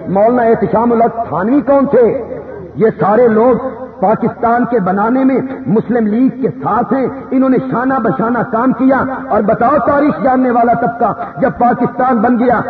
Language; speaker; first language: Urdu; non-native, local second language; Punjabi